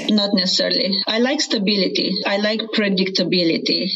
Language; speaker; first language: English; non-native, fluent; Romanian